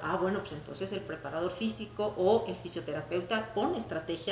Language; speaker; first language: Spanish; native; Spanish